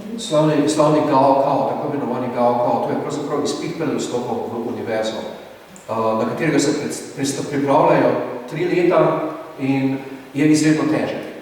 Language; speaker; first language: Slovenian; native; Slovenian